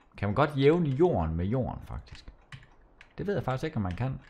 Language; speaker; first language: Danish; native; Danish